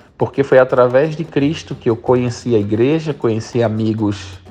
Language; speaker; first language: Portuguese; native; Portuguese